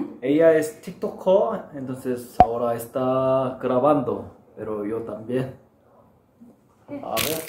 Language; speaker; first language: Spanish; non-native, learner; Korean